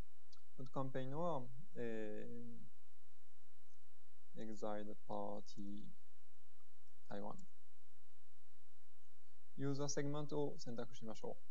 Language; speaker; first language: Japanese; non-native, fluent; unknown